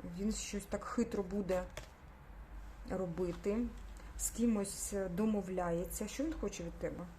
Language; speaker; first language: Ukrainian; non-native, local second language; Russian